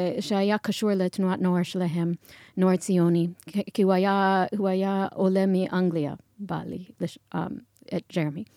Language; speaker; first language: Hebrew; non-native, fluent; English